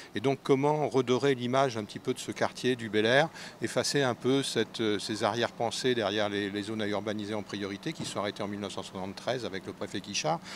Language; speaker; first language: French; native; French